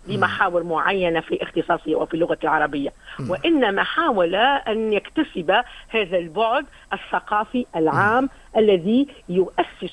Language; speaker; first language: Arabic; native; Arabic